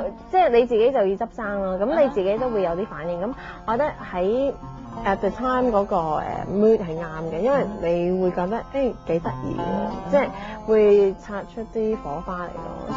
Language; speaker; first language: Cantonese; early bilingual, heritage; Cantonese